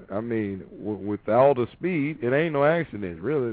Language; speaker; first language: English; native; English